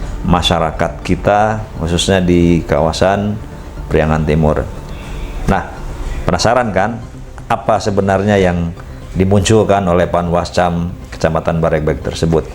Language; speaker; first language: Indonesian; native; Indonesian